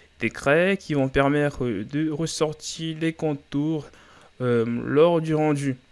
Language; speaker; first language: French; native; French